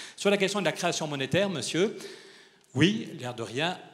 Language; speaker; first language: French; native; French